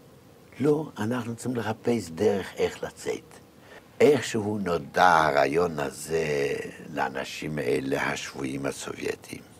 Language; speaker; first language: Hebrew; non-native, fluent; Yiddish